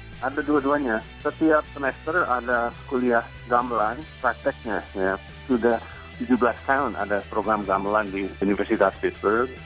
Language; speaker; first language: Indonesian; non-native, fluent; English